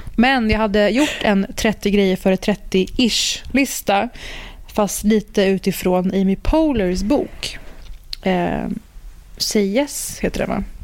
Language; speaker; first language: Swedish; early bilingual, other home language; Persian